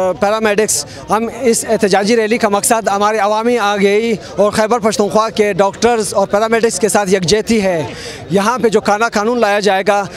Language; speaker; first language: Urdu; non-native, local second language; Pashto